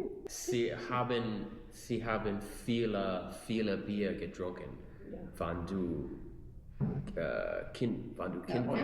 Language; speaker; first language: German; non-native, learner; English